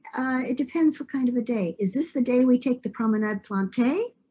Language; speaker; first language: English; native; English